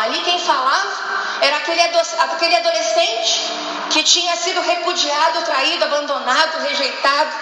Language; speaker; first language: Portuguese; native; Portuguese